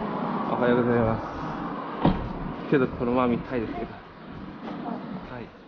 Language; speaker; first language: Japanese; non-native, fluent; Chinese